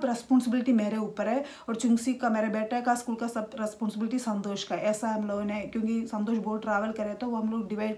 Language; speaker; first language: Hindi; non-native, local second language; Malayalam